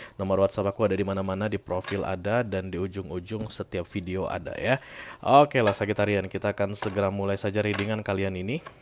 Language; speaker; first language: Indonesian; native; Indonesian